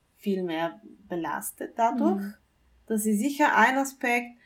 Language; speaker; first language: German; non-native, fluent; Bulgarian